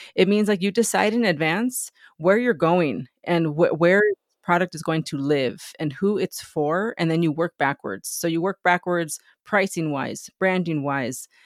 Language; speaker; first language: English; native; English